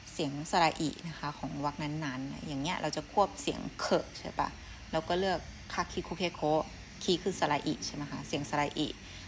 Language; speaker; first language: Thai; native; Thai